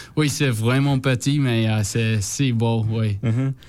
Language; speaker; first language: French; non-native, learner; English